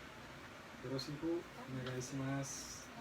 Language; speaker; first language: Japanese; non-native, learner; Indonesian